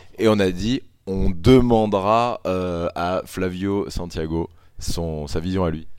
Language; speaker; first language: French; native; French